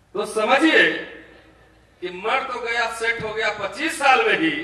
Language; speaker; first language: Hindi; native; Hindi